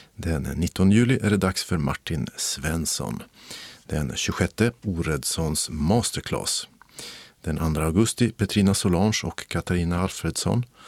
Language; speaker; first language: Swedish; native; Swedish